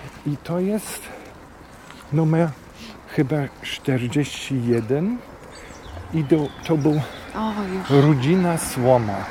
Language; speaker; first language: Polish; non-native, fluent; German